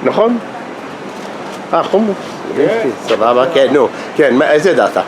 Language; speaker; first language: Hebrew; non-native, fluent; English